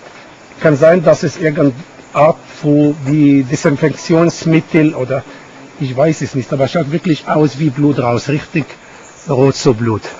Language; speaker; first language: German; non-native, fluent; Arabic